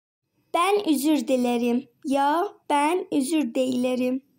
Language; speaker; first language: Turkish; non-native, fluent; Persian